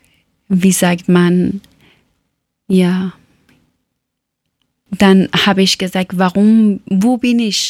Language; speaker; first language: German; non-native, fluent; Persian